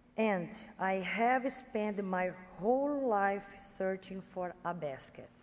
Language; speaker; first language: English; non-native, fluent; Portuguese